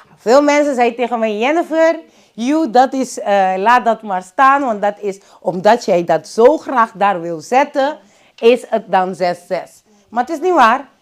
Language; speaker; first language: Dutch; non-native, local second language; Papiamento